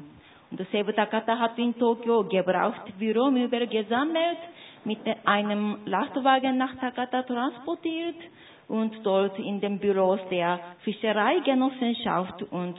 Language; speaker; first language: German; non-native, fluent; Japanese